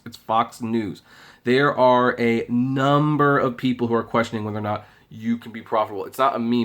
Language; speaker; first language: English; native; English